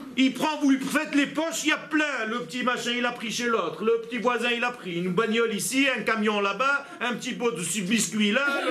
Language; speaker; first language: French; non-native, fluent; Hebrew